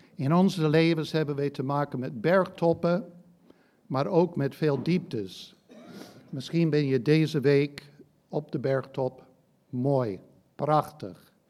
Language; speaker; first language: Dutch; non-native, fluent; English